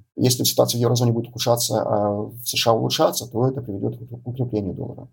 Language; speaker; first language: Russian; native; Russian